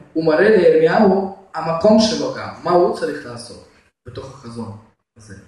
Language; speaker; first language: Hebrew; non-native, fluent; Russian